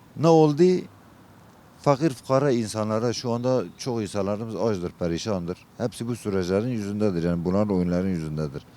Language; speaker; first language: Turkish; non-native, local second language; Kurdish